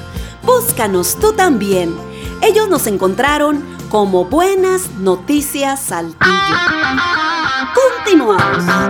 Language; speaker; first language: Spanish; native; Spanish